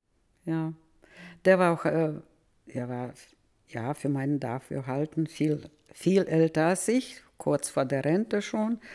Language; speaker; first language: German; early bilingual, heritage; Russian